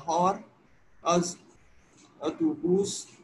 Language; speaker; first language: Persian; non-native, learner; Urdu